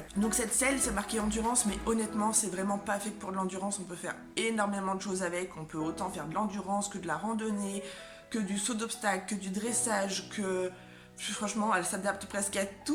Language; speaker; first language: French; native; French